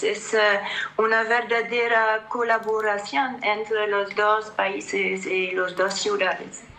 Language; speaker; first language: Spanish; non-native, fluent; French